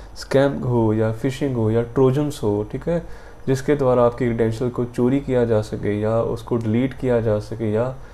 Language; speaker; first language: Hindi; non-native, local second language; Punjabi